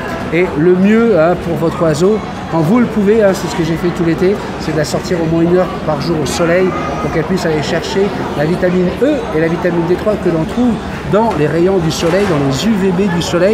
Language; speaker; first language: French; native; French